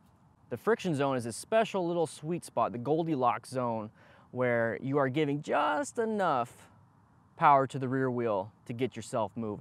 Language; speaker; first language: English; native; English